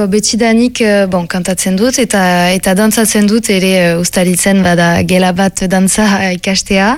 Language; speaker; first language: Basque; non-native, local second language; French